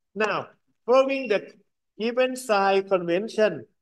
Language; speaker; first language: English; non-native, fluent; Thai